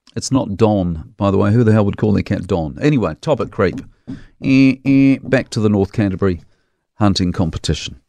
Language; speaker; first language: English; native; English